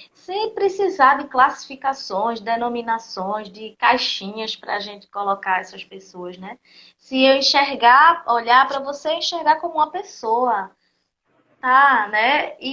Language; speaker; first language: Portuguese; native; Portuguese